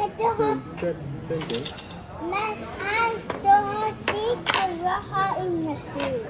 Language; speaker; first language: Swedish; early bilingual, other home language; Mongolian